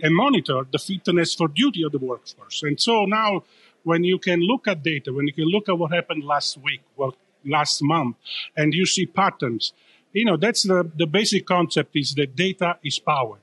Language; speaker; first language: English; non-native, fluent; Italian